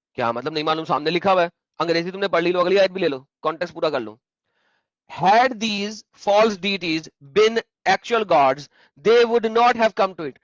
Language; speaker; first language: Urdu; native; Urdu